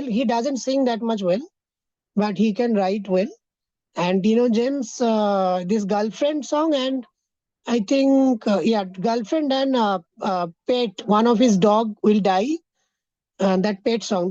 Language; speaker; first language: English; non-native, fluent; Bangla